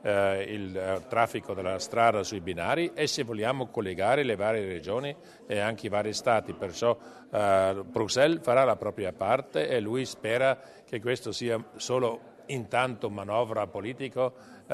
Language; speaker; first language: Italian; non-native, local second language; German